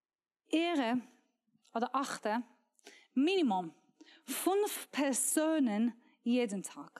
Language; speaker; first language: German; non-native, learner; Persian